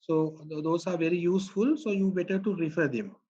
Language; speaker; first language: English; non-native, local second language; Sinhala